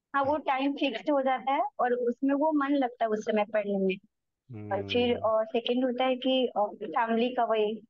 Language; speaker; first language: Hindi; native; Hindi